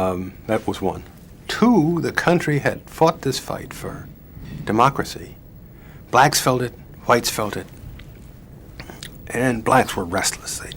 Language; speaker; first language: English; native; English